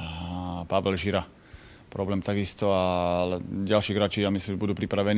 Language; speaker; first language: Polish; non-native, learner; Slovak